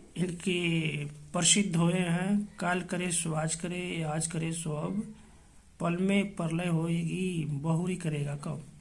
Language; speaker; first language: Hindi; native; Hindi